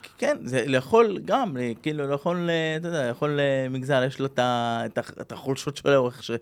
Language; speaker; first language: Hebrew; non-native, local second language; Arabic